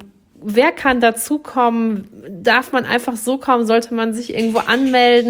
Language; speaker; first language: German; native; German